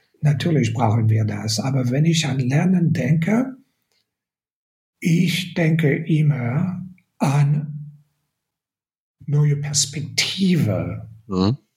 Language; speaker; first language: German; non-native, fluent; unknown